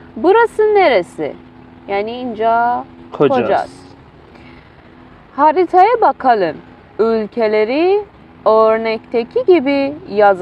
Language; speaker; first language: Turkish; non-native, fluent; Persian